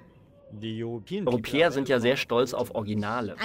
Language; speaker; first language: German; native; German